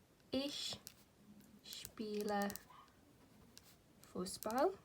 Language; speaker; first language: German; non-native, fluent; English